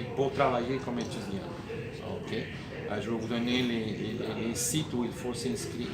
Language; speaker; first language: French; native; French